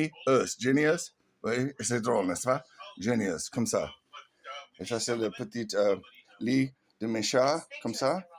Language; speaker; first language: French; non-native, learner; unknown